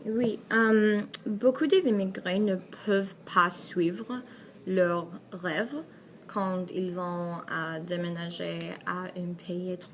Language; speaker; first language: French; non-native, learner; Persian